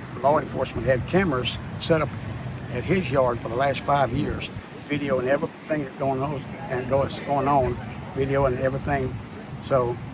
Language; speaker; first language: English; native; English